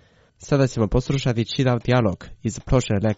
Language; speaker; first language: Croatian; non-native, fluent; Chinese